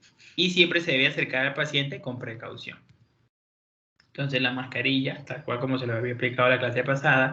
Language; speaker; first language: Spanish; native; Spanish